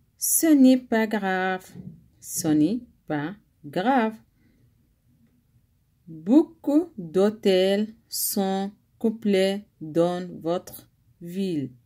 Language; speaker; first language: French; non-native, learner; Arabic